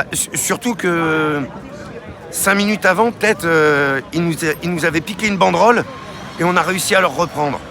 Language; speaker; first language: French; native; French